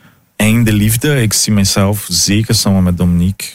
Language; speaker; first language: Dutch; non-native, fluent; Portuguese